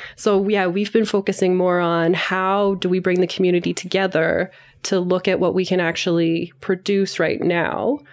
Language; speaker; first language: English; native; English